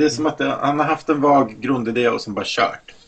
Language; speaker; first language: Swedish; native; Swedish